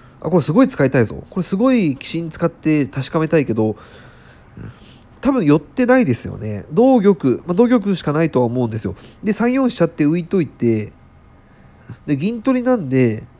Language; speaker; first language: Japanese; native; Japanese